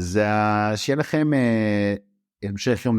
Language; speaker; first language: Hebrew; native; Hebrew